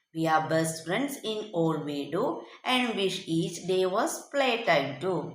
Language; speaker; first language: English; non-native, local second language; Malayalam